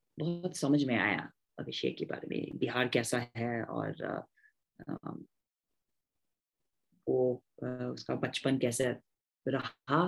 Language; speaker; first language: Hindi; non-native, fluent; English